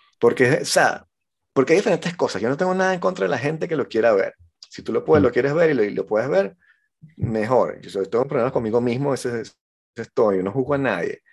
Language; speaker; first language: Spanish; native; Spanish